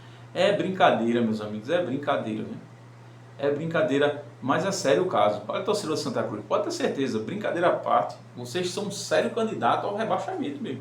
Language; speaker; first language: Portuguese; native; Portuguese